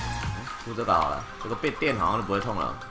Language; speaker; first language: Chinese; native; Chinese